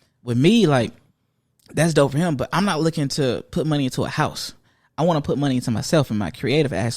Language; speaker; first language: English; native; English